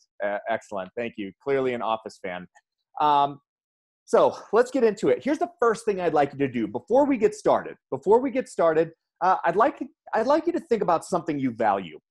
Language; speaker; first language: English; native; English